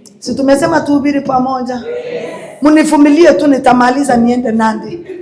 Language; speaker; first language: Swahili; non-native, local second language; Kalenjin